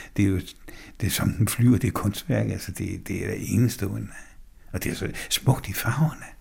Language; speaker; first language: Danish; native; Danish